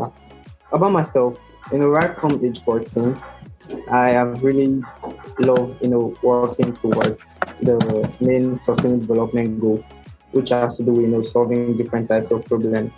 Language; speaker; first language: English; non-native, local second language; Yoruba